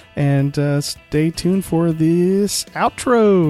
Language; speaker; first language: English; native; English